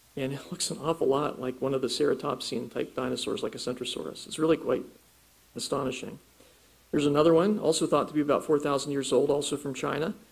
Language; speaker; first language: English; native; English